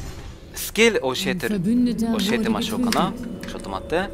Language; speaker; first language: Japanese; non-native, learner; German